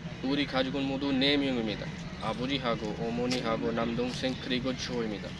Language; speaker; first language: Korean; non-native, learner; Punjabi